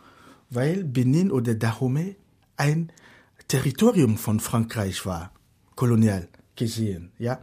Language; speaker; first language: German; non-native, fluent; Fon